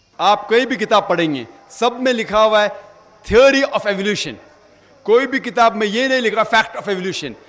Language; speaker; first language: Urdu; non-native, local second language; Konkani